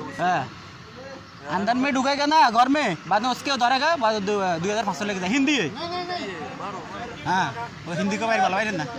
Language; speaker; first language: Hindi; non-native, learner; Bangla